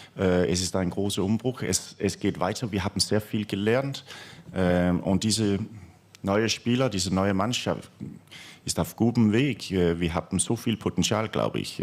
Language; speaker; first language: German; non-native, fluent; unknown